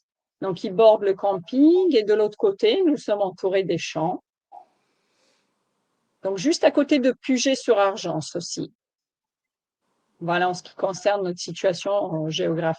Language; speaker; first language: French; native; French